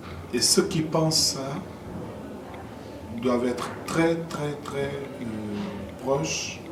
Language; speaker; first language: French; non-native, fluent; Portuguese